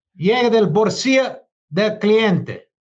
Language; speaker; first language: Spanish; non-native, learner; English